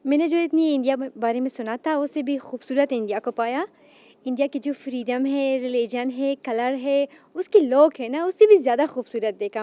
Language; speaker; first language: Hindi; non-native, learner; Persian